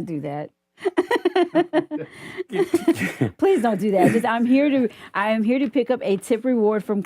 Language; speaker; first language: English; native; English